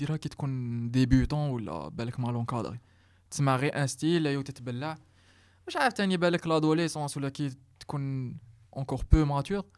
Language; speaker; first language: French; non-native, local second language; Arabic